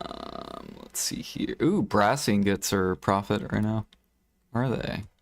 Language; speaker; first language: English; native; English